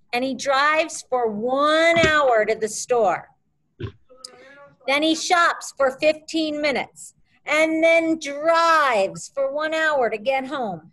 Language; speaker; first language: English; native; English